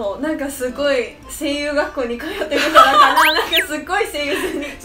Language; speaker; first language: Japanese; non-native, fluent; Chinese